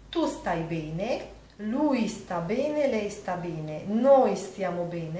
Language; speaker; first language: Italian; non-native, fluent; Polish